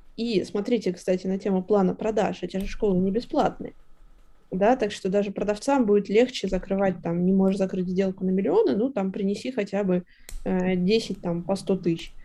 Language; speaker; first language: Russian; native; Russian